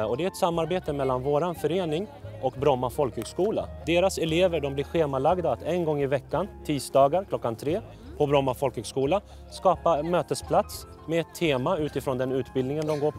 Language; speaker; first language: Swedish; native; Swedish